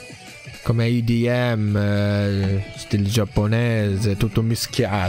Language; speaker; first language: Italian; non-native, learner; Japanese